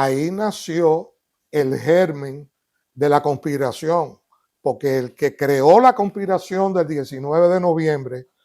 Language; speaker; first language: Spanish; native; Spanish